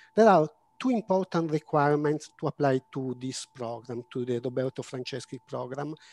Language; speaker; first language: English; non-native, fluent; Italian